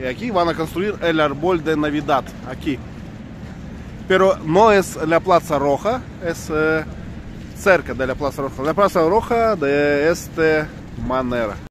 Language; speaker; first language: Spanish; non-native, learner; Russian